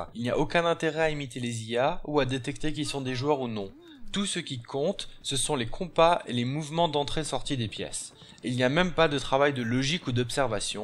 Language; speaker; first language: French; native; French